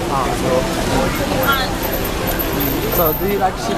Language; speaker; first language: English; non-native, learner; French